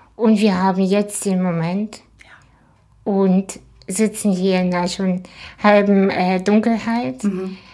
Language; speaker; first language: German; native; German